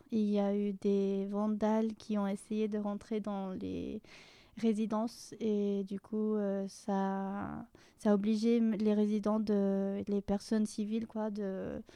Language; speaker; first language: French; non-native, fluent; Spanish